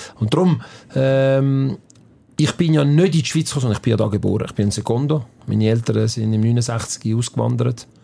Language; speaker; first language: German; early bilingual, other home language; Italian